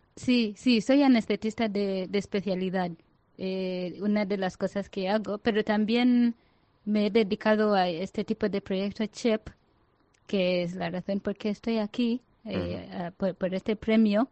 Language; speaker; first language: Spanish; non-native, fluent; Ganda